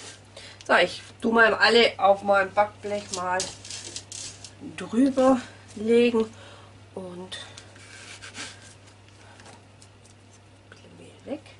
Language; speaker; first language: German; native; German